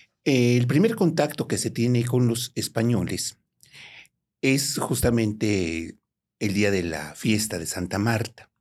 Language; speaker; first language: Spanish; native; Spanish